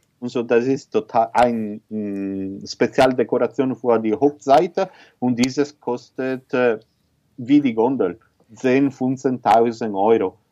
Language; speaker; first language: German; non-native, learner; Italian